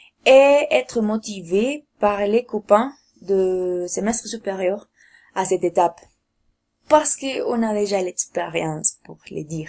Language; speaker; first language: French; non-native, learner; Spanish